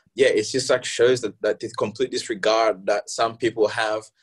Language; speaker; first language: English; early bilingual, other home language; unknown